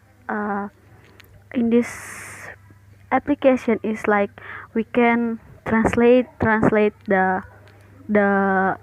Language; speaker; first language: English; non-native, learner; Indonesian